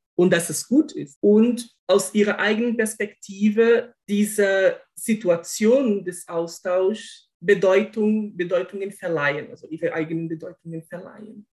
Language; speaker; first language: German; non-native, fluent; Portuguese